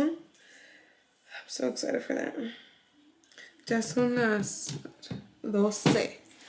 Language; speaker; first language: English; early bilingual, other home language; Spanish